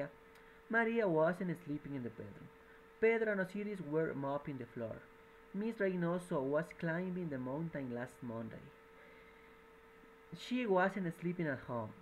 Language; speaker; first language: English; non-native, fluent; Spanish